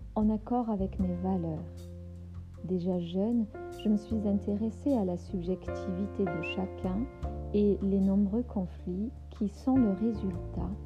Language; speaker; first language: French; non-native, fluent; German